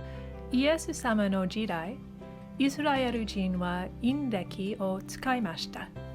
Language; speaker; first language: Japanese; non-native, learner; English